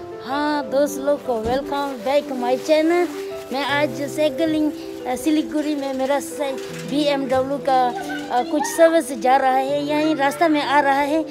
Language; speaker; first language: Hindi; non-native, local second language; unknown